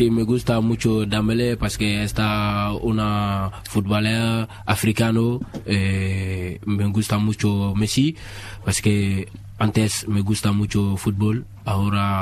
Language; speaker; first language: Spanish; non-native, learner; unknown